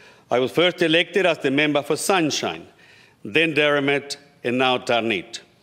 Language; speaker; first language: English; non-native, fluent; Spanish